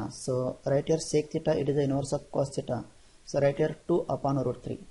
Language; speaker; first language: English; non-native, local second language; Marathi